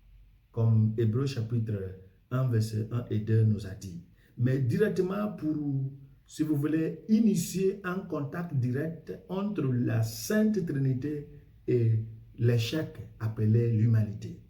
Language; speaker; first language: French; non-native, fluent; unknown